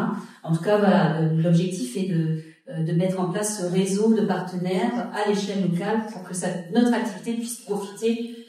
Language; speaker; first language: French; native; French